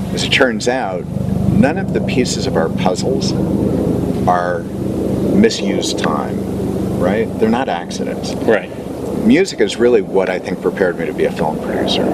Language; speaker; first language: English; native; English